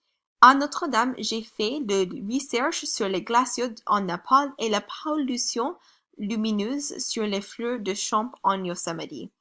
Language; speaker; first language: French; non-native, learner; English